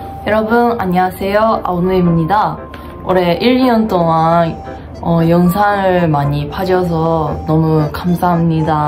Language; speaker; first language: Korean; non-native, fluent; Japanese